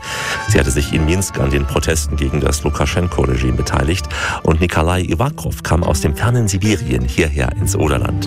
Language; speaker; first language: German; native; German